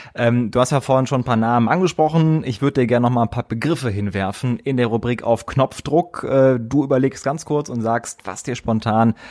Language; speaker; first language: German; native; German